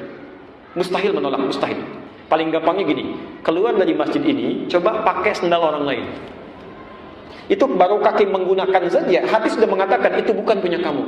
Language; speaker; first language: Indonesian; native; Indonesian